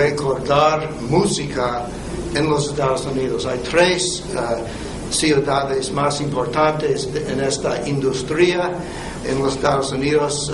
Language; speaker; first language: Spanish; non-native, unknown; English